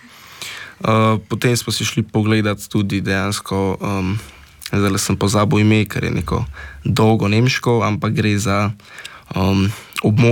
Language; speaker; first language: Slovenian; native; Slovenian